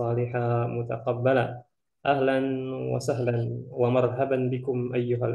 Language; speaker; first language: Arabic; non-native, fluent; Indonesian